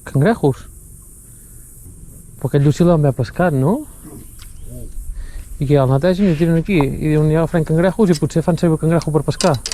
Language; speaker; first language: Catalan; native; Catalan